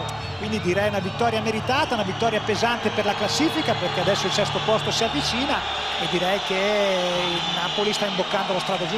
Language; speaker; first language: Italian; native; Italian